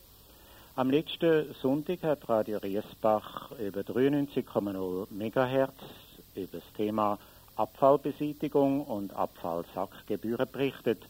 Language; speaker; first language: German; native; German